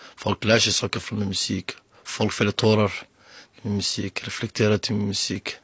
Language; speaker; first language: Swedish; early bilingual, other home language; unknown